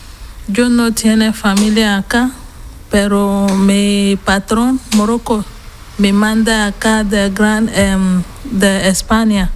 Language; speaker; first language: Spanish; non-native, learner; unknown